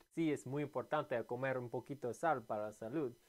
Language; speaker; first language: Spanish; non-native, learner; English